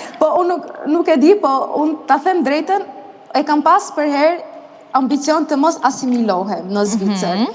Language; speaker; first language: Albanian; early bilingual, heritage; Albanian